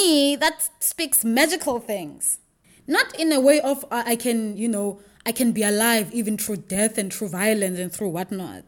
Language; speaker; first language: English; non-native, local second language; Xhosa